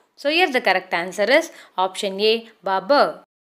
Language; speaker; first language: English; non-native, local second language; Tamil